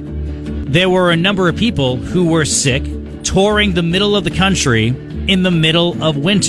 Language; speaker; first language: English; native; English